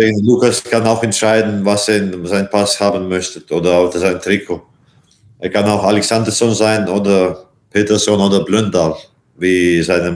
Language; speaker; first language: German; non-native, fluent; Latvian